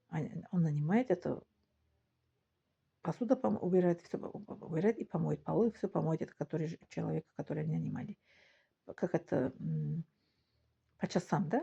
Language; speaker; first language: Russian; non-native, local second language; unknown